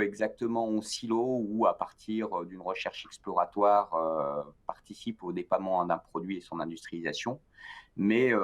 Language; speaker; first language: French; native; French